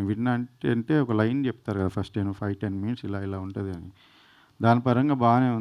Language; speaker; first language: Telugu; native; Telugu